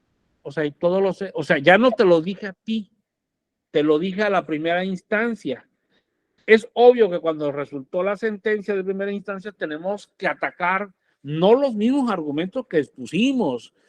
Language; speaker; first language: Spanish; native; Spanish